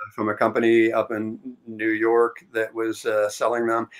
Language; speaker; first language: English; native; English